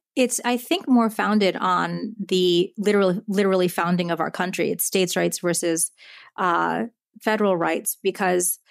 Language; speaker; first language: English; early bilingual, other home language; Japanese